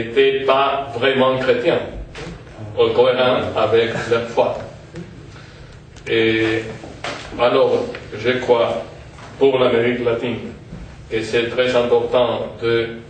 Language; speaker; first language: French; non-native, fluent; Spanish